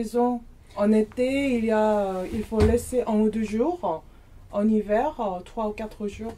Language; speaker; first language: French; non-native, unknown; Korean